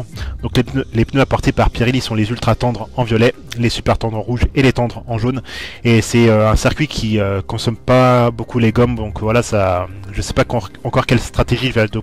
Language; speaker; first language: French; native; French